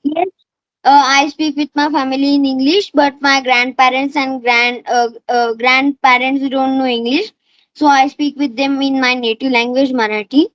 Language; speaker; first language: English; non-native, learner; Marathi